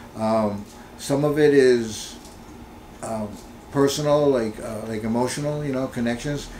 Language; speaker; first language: English; early bilingual, other home language; Spanish